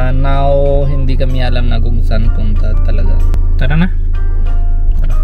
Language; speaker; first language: Filipino; non-native, learner; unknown